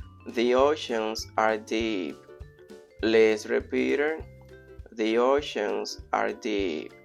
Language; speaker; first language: English; non-native, fluent; Spanish